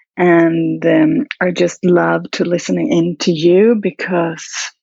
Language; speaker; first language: English; non-native, fluent; Swedish